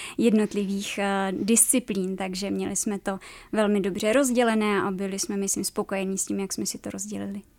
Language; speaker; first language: Czech; native; Czech